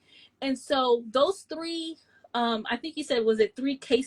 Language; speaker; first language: English; native; English